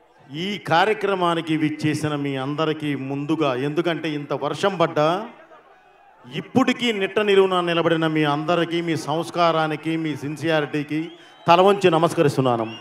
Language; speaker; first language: Telugu; native; Telugu